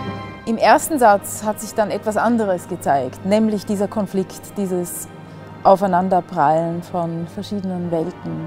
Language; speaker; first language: German; native; German